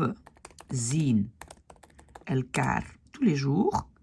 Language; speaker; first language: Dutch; non-native, fluent; French